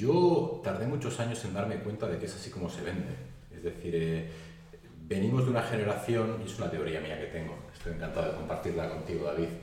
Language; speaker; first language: Spanish; native; Spanish